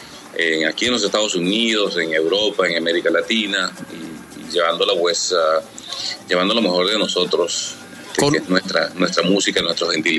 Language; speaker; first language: Spanish; native; Spanish